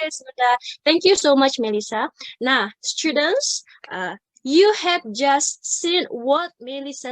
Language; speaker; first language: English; non-native, learner; Indonesian